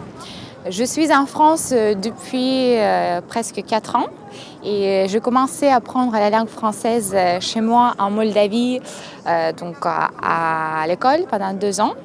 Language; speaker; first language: French; non-native, fluent; Romanian